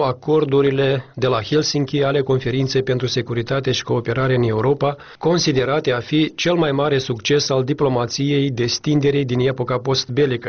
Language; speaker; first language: Romanian; native; Romanian